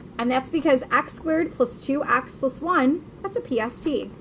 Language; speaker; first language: English; native; English